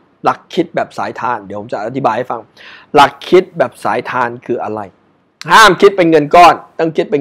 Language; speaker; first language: Thai; native; Thai